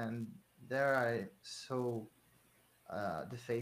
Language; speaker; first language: English; non-native, fluent; Hungarian